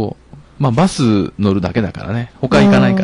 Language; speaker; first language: Japanese; native; Japanese